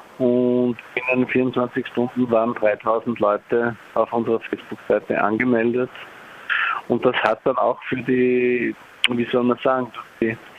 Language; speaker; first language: German; native; German